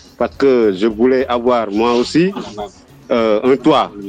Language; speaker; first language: French; non-native, local second language; Wolof